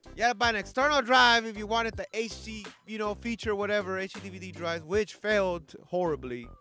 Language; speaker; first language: English; early bilingual, other home language; Spanish